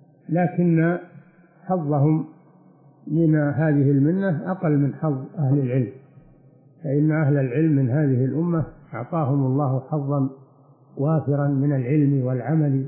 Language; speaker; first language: Arabic; native; Arabic